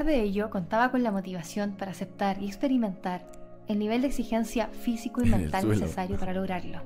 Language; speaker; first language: Spanish; native; Spanish